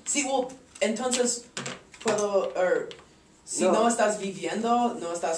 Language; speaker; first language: Spanish; non-native, learner; English